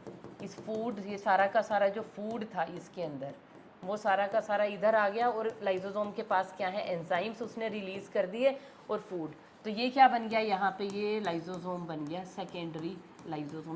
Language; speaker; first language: Hindi; native; Hindi